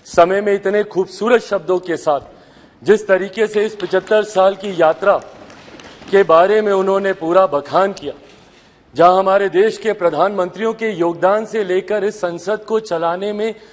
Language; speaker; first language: Hindi; native; Hindi